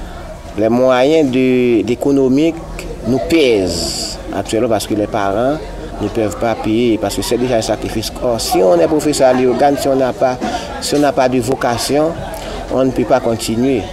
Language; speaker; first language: French; non-native, local second language; Haitian Creole